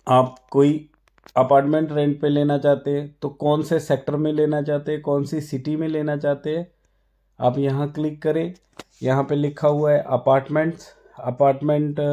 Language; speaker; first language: Hindi; non-native, local second language; Punjabi